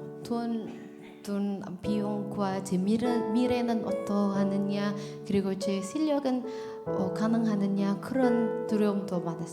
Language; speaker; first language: Korean; non-native, learner; Indonesian